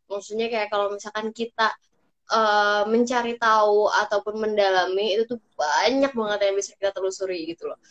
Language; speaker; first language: Indonesian; native; Indonesian